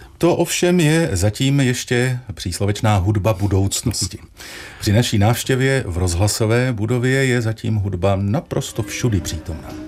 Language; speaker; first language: Czech; native; Czech